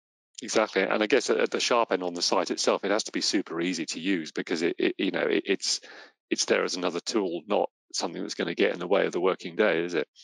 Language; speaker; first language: English; native; English